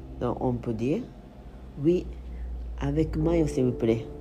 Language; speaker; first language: French; non-native, fluent; Japanese